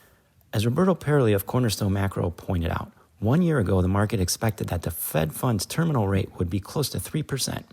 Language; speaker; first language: English; native; English